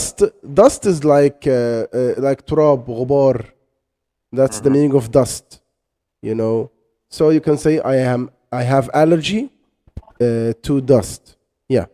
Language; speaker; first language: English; non-native, fluent; Arabic